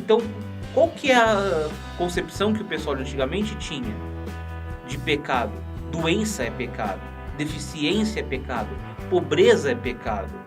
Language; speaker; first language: Portuguese; native; Portuguese